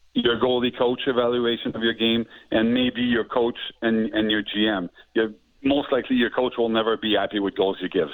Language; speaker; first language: English; native; English